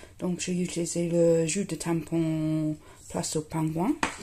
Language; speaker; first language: French; non-native, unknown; English